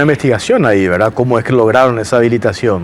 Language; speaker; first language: Spanish; native; Spanish